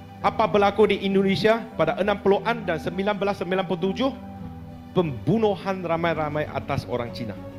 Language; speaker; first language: Malay; non-native, local second language; Chinese